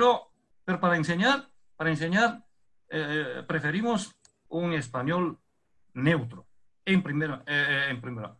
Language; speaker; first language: Spanish; non-native, fluent; Chinese